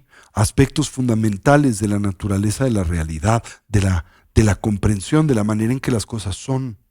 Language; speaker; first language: Spanish; native; Spanish